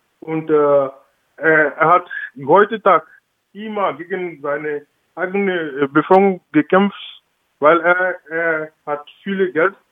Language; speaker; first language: German; non-native, learner; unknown